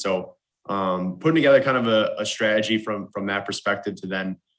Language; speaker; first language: English; native; English